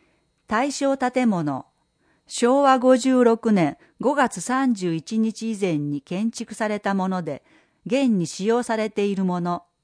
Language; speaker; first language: Japanese; native; Japanese